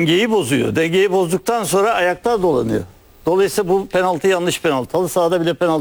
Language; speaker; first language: Turkish; native; Turkish